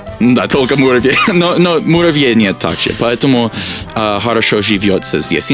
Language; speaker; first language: Russian; non-native, learner; English